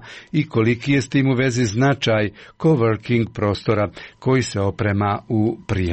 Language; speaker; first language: Croatian; native; Croatian